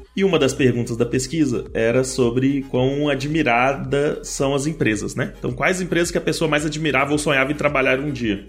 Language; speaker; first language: Portuguese; native; Portuguese